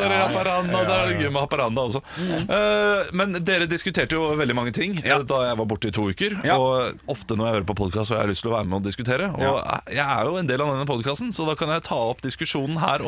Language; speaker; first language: Norwegian; native; Norwegian